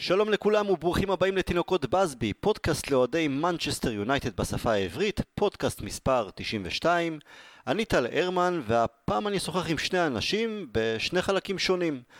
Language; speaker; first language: Hebrew; native; Hebrew